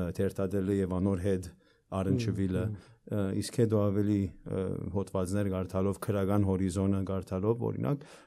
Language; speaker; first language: Armenian; early bilingual, heritage; Armenian